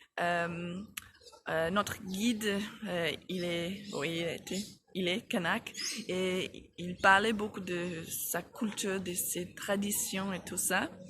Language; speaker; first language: French; non-native, fluent; English